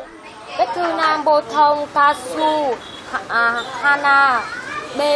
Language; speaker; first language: Korean; non-native, learner; Vietnamese